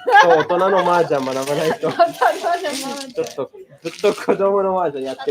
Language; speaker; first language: Japanese; non-native, fluent; English